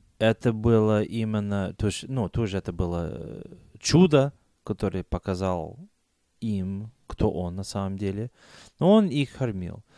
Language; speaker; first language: Russian; non-native, fluent; English